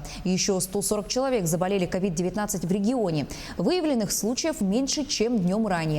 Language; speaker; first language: Russian; native; Russian